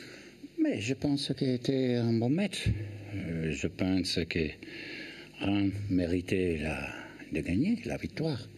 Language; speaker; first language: French; non-native, learner; Italian